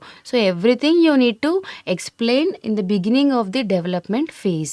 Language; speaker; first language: English; non-native, local second language; Telugu